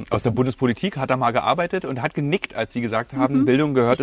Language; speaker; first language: German; native; German